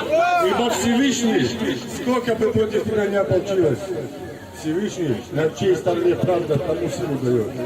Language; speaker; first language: Russian; native; Russian